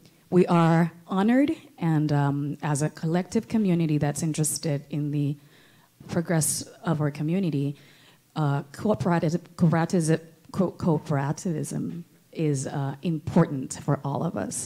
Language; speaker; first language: English; non-native, local second language; Spanish